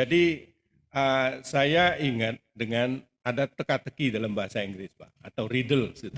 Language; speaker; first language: Indonesian; native; Indonesian